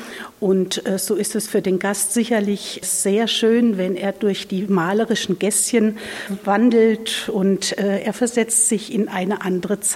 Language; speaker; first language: German; native; German